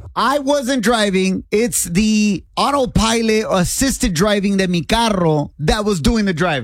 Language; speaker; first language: English; early bilingual, other home language; Spanish